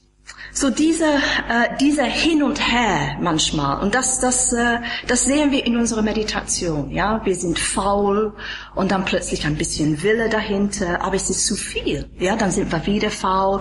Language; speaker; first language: German; non-native, fluent; English